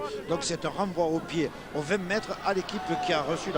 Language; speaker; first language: French; native; French